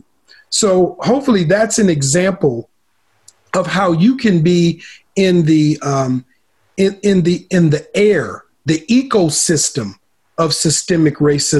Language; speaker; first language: English; native; English